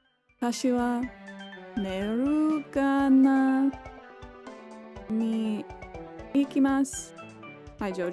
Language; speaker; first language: Japanese; non-native, learner; English